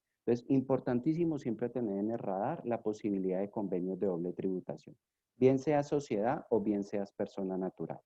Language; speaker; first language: Spanish; native; Spanish